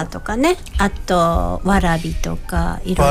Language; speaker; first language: Japanese; native; Japanese